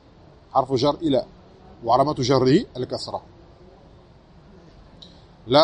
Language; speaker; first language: Arabic; non-native, fluent; French